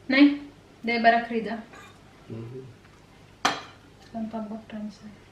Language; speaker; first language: Swedish; non-native, fluent; Indonesian